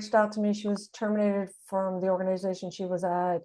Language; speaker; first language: English; native; English